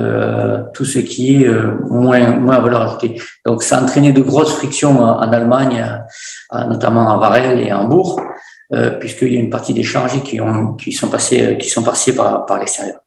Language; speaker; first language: French; native; French